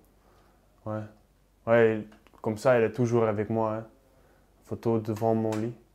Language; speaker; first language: French; non-native, local second language; Dutch